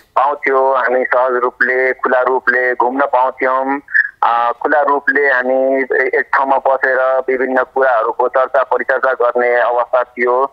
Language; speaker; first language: Nepali; non-native, local second language; Maithili